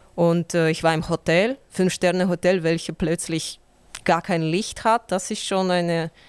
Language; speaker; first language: German; non-native, fluent; Ukrainian